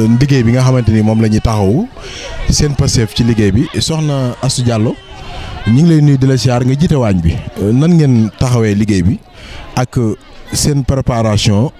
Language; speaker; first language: Wolof; native; Wolof